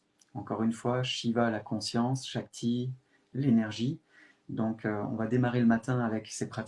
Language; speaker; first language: French; native; French